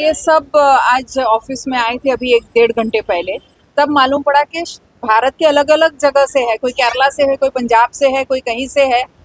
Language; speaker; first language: Hindi; non-native, local second language; Marathi